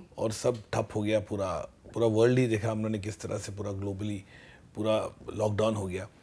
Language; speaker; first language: Hindi; native; Hindi